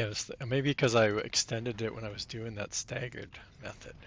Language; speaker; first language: English; native; English